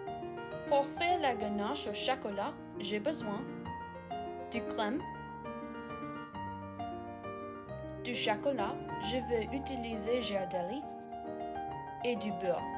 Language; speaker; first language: French; non-native, learner; English